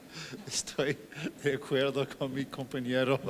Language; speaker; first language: Spanish; non-native, fluent; English